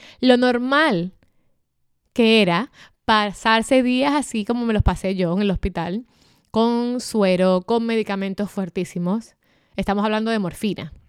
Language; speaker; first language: Spanish; native; Spanish